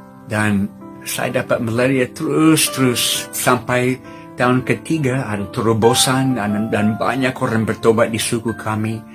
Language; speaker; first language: Indonesian; non-native, fluent; English